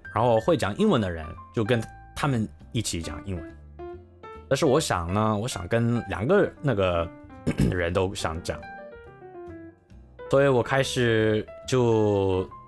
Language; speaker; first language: Chinese; non-native, learner; English